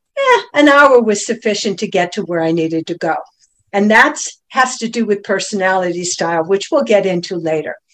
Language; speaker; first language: English; native; English